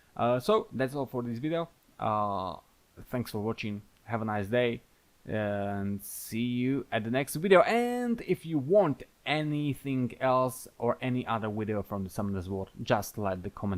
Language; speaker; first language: English; non-native, fluent; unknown